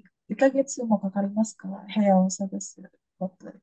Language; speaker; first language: Japanese; non-native, fluent; Indonesian